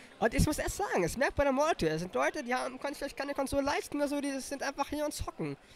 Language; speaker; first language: German; native; German